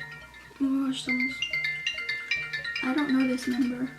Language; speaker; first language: English; native; English